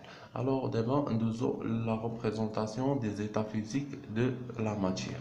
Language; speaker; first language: Arabic; native; Arabic